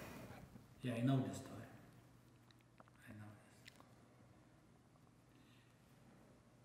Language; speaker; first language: English; non-native, learner; Korean